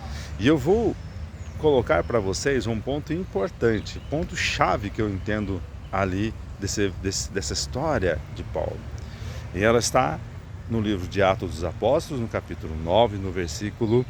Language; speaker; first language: Portuguese; native; Portuguese